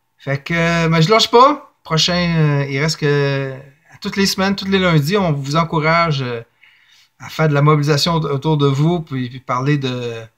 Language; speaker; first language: French; native; French